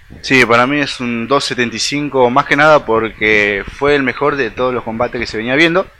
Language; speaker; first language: Spanish; native; Spanish